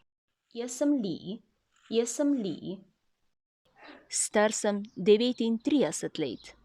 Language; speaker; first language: Slovenian; non-native, learner; Chinese